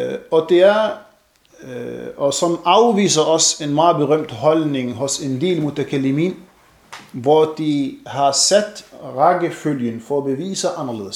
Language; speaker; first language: Danish; non-native, fluent; Arabic